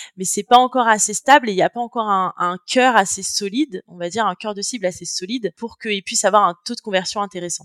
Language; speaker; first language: French; native; French